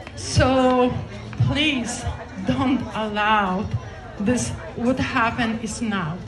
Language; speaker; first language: English; non-native, learner; Polish